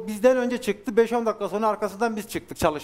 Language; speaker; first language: Turkish; native; Turkish